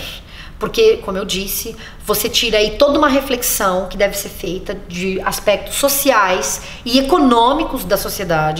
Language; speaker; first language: Portuguese; native; Portuguese